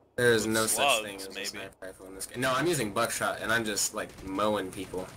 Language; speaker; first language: English; native; English